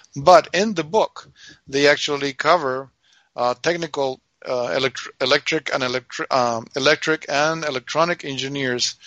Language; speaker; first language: English; non-native, fluent; Spanish